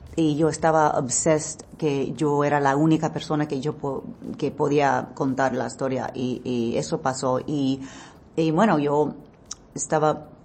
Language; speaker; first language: Spanish; non-native, learner; English